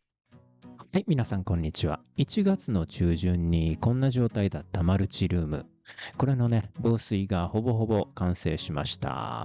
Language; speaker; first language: Japanese; native; Japanese